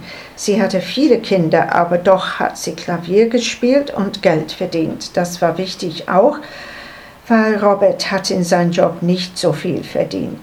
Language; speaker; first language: German; non-native, learner; English